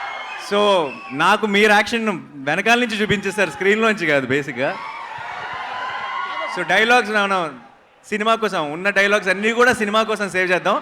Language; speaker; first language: Telugu; native; Telugu